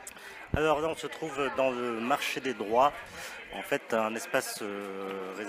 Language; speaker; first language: French; native; French